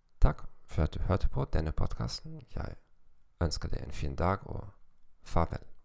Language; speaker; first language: Norwegian; non-native, fluent; German